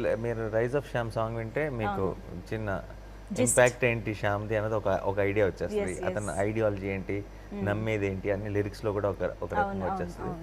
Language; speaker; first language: Telugu; native; Telugu